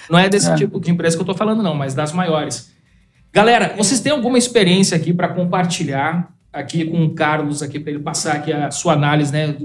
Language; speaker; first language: Portuguese; native; Portuguese